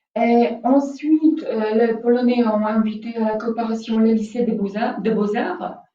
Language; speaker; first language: French; non-native, fluent; Polish